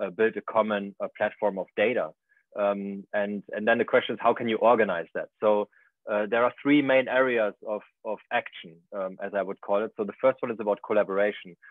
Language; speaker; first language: English; non-native, fluent; German